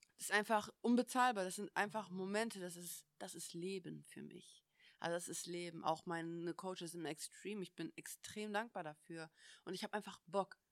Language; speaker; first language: German; native; German